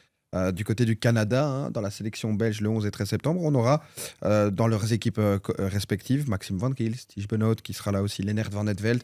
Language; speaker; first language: French; native; French